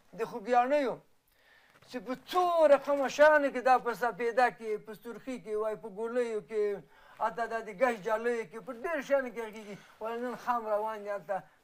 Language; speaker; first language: Pashto; native; Pashto